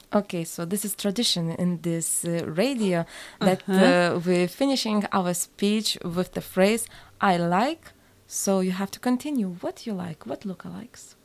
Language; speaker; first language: English; non-native, learner; Lithuanian